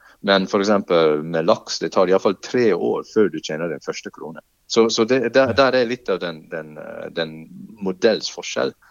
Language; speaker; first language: Norwegian; non-native, fluent; English